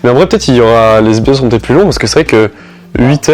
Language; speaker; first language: French; native; French